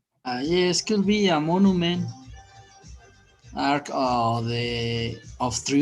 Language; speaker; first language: English; non-native, learner; Spanish